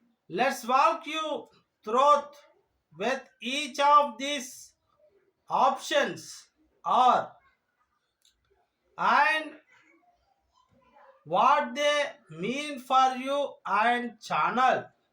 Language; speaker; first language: English; non-native, local second language; Telugu